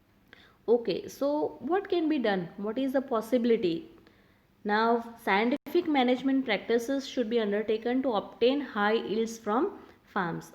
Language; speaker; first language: English; non-native, local second language; Hindi